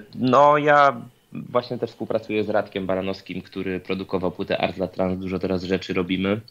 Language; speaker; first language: Polish; native; Polish